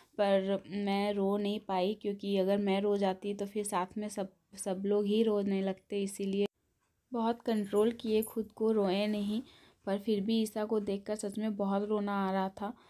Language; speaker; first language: Hindi; native; Hindi